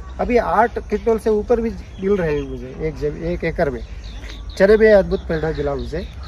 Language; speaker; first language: Hindi; non-native, local second language; Kannada